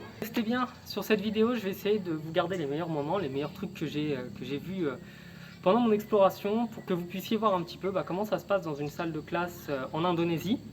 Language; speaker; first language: French; native; French